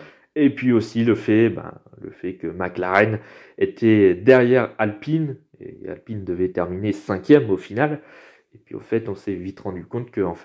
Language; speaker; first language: French; native; French